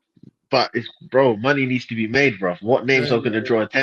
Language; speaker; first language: English; native; English